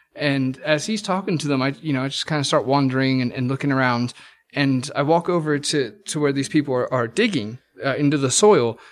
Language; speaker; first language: English; native; English